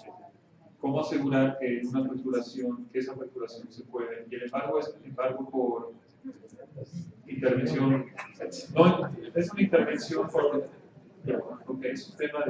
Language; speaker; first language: Spanish; native; Spanish